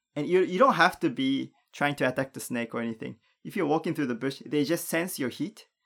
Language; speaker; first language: English; non-native, fluent; Japanese